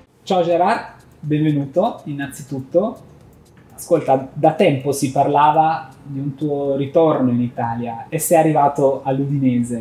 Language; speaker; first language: Italian; native; Italian